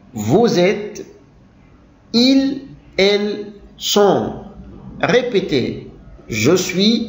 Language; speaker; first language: French; non-native, local second language; Arabic